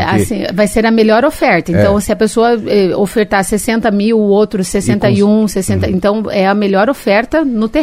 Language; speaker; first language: Portuguese; native; Portuguese